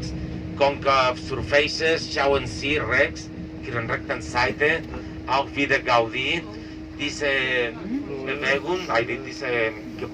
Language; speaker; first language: German; non-native, learner; Catalan